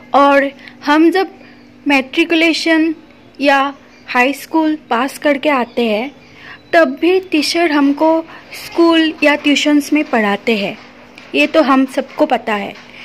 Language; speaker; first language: Hindi; non-native, local second language; Assamese